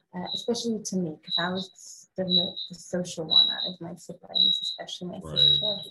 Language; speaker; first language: English; non-native, fluent; Arabic